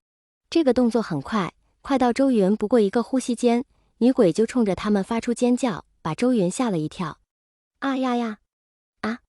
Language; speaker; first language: Chinese; native; Chinese